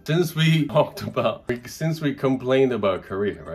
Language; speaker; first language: English; non-native, fluent; Korean